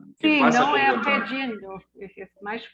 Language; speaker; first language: Portuguese; non-native, learner; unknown